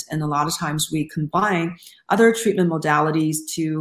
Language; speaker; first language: English; non-native, fluent; Chinese